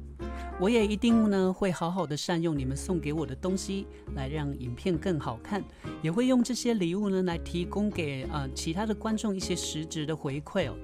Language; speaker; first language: Chinese; native; Chinese